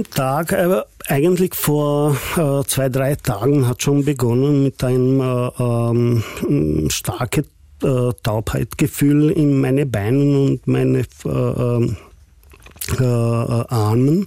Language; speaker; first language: German; non-native, fluent; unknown